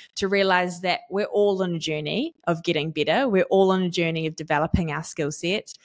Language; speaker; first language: English; native; English